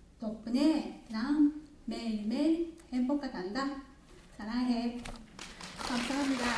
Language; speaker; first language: Korean; non-native, learner; Japanese